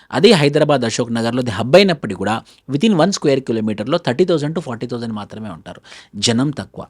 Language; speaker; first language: Telugu; native; Telugu